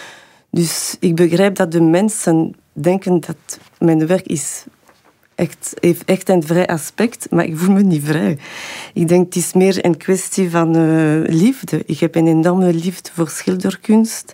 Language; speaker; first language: Dutch; non-native, local second language; French